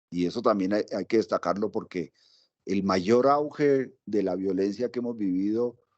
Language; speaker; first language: Spanish; native; Spanish